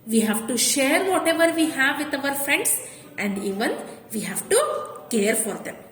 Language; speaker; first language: English; non-native, local second language; Kannada